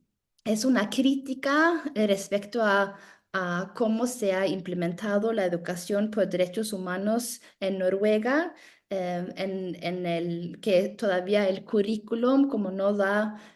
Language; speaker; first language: Spanish; non-native, fluent; Norwegian